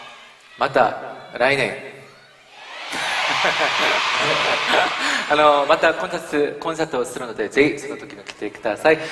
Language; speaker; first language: Japanese; non-native, fluent; Korean